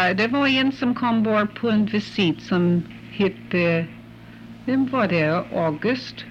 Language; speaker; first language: Swedish; early bilingual, heritage; English